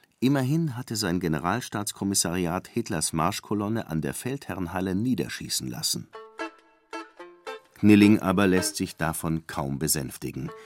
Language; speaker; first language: German; native; German